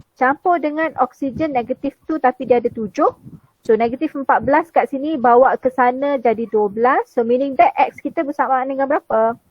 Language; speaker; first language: Malay; native; Malay